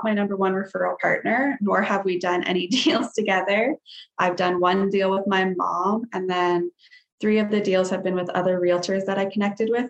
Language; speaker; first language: English; native; English